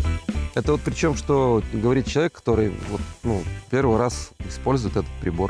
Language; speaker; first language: Russian; native; Russian